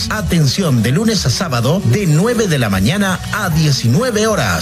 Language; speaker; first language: Spanish; native; Spanish